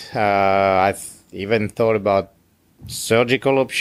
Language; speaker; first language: English; non-native, fluent; French